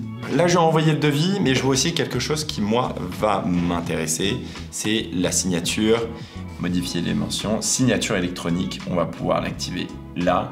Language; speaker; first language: French; native; French